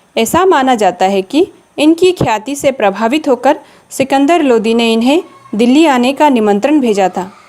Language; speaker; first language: Hindi; non-native, local second language; Nepali